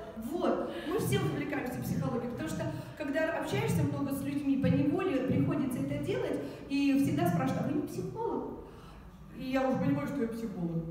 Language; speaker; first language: Russian; native; Russian